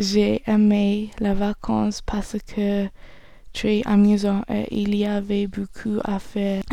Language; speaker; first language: French; non-native, learner; English